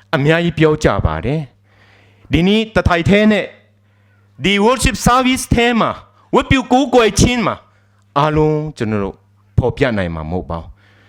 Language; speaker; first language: Burmese; non-native, local second language; Tedim Chin